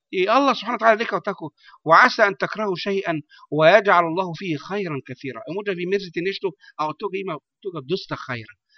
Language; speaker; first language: Bosnian; non-native, learner; Arabic